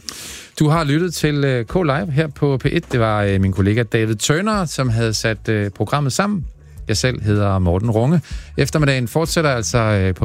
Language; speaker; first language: Danish; native; Danish